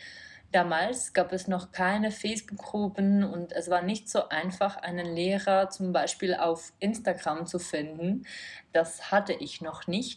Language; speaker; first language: German; non-native, fluent; Czech